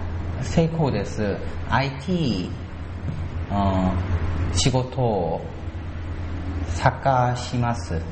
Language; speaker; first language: Japanese; non-native, learner; Korean